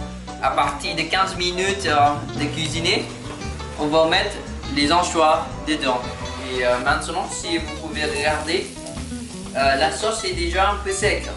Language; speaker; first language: French; non-native, learner; Malay